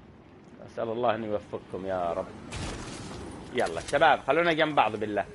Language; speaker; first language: Arabic; native; Arabic